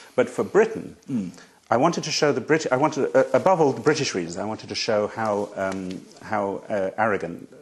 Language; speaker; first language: English; native; English